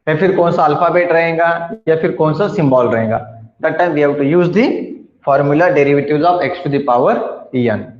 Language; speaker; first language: Hindi; non-native, local second language; Marathi